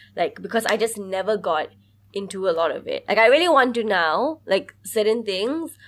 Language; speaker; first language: English; early bilingual, other home language; Hindi